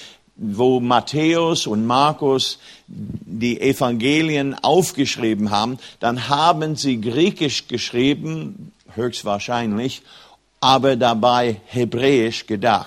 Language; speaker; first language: German; non-native, fluent; English